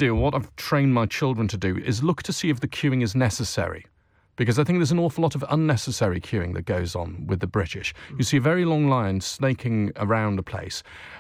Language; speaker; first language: English; native; English